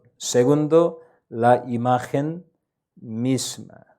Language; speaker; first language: Spanish; non-native, learner; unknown